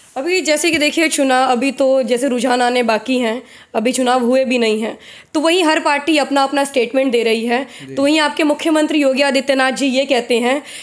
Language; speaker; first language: Hindi; native; Hindi